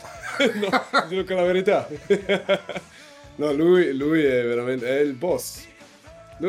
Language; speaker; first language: Italian; non-native, learner; German